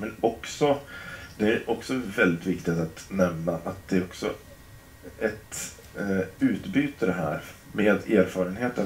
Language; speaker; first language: Swedish; native; Swedish